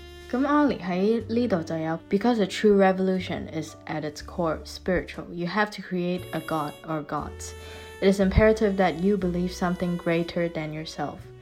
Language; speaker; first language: English; non-native, local second language; Cantonese